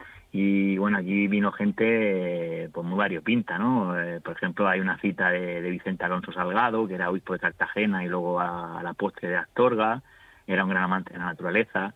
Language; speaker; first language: Spanish; native; Spanish